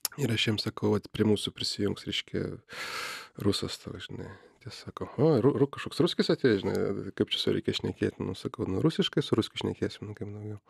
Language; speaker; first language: Lithuanian; native; Lithuanian